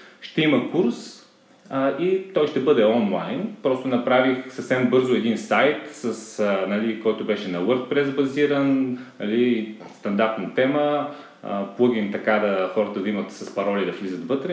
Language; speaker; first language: Bulgarian; native; Bulgarian